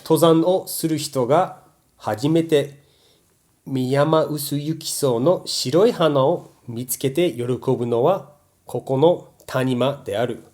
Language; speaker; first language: Japanese; non-native, fluent; English